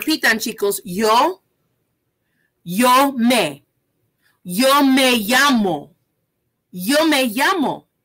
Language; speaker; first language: Spanish; early bilingual, heritage; Spanish